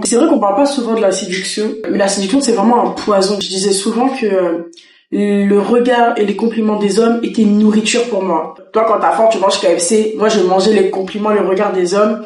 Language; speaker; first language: French; native; French